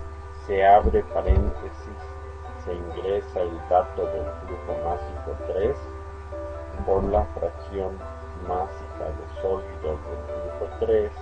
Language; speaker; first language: Spanish; native; Spanish